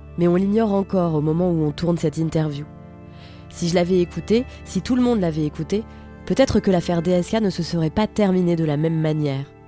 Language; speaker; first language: French; native; French